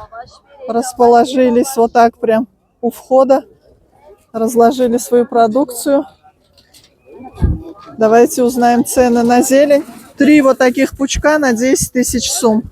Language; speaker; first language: Russian; native; Russian